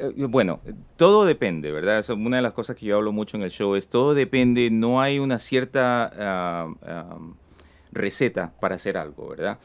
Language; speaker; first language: Spanish; native; Spanish